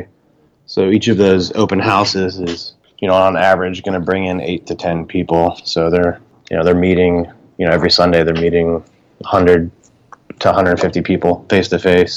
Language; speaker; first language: English; native; English